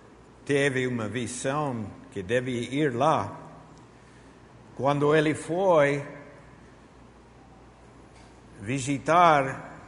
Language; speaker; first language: Portuguese; non-native, fluent; Spanish